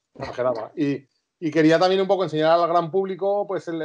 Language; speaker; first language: Spanish; native; Spanish